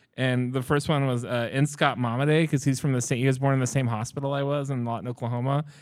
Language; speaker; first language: English; native; English